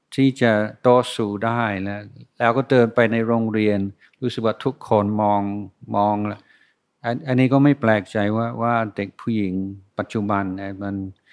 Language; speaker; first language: Thai; non-native, fluent; English